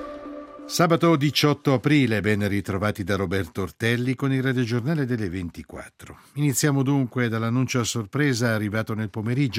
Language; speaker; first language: Italian; native; Italian